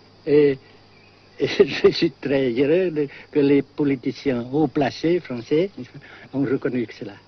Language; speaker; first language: French; non-native, local second language; Vietnamese